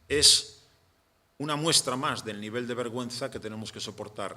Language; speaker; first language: Spanish; native; Spanish